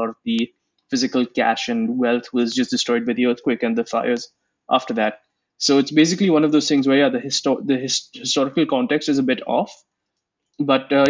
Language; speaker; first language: English; non-native, local second language; Hindi